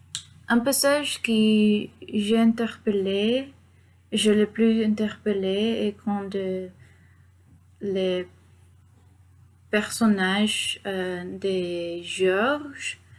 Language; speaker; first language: French; non-native, learner; Spanish